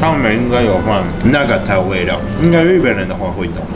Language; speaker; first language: Chinese; non-native, fluent; Japanese